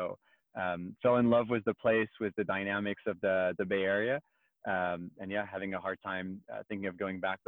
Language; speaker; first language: English; non-native, fluent; French